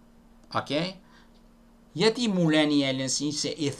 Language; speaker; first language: Greek; non-native, fluent; Italian